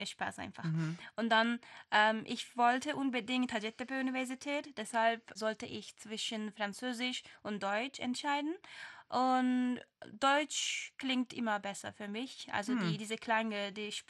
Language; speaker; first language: German; non-native, fluent; Turkish